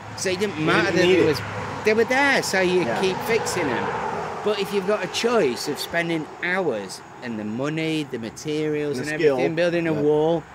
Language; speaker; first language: English; native; English